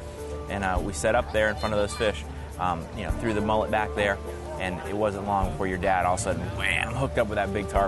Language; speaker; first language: English; native; English